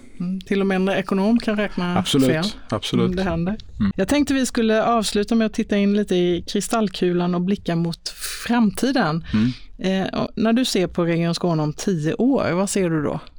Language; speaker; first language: Swedish; native; Swedish